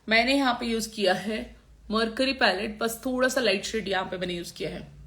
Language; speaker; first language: Hindi; non-native, local second language; Gujarati